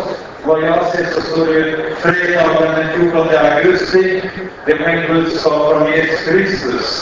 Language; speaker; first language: Swedish; non-native, fluent; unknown